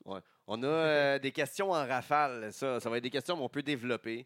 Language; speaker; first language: French; native; French